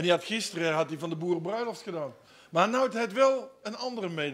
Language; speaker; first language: Dutch; native; Dutch